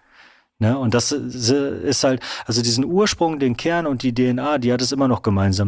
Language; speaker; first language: German; native; German